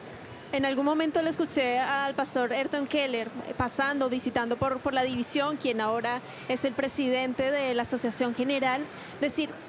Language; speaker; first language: Spanish; native; Spanish